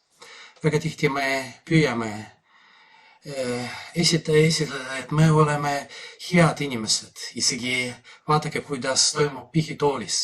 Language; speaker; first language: Estonian; non-native, fluent; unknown